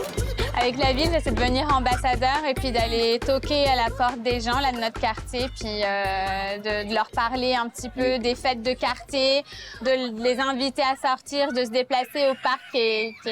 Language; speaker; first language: French; native; French